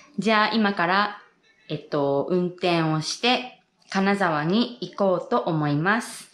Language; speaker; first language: Japanese; native; Japanese